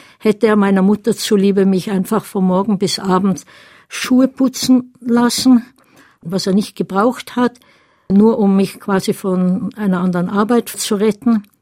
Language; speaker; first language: German; native; German